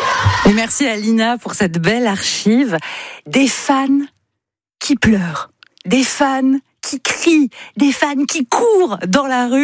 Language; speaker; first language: French; native; French